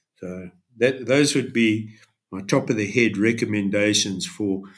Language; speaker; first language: English; native; English